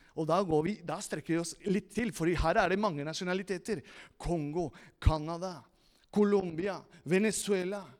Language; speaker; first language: Norwegian; non-native, fluent; Spanish